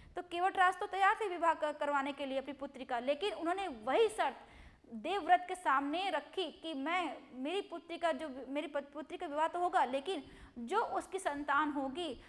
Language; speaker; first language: Hindi; non-native, local second language; Gujarati